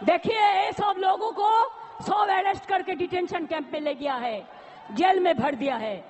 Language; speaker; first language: Hindi; non-native, local second language; Bangla